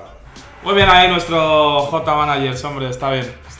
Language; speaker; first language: Spanish; native; Spanish